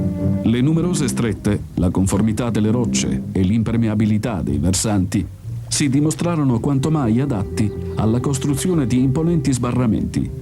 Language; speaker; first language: Italian; native; Italian